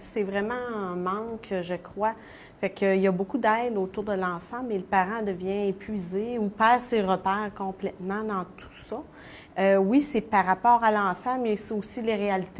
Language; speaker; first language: French; native; French